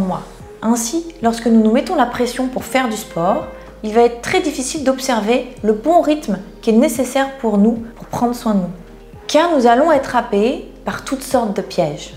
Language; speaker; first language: French; native; French